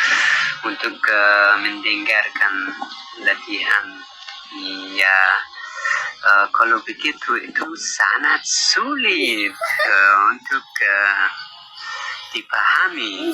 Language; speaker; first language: Indonesian; non-native, learner; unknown